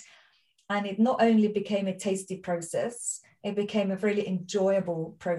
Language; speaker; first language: English; non-native, fluent; German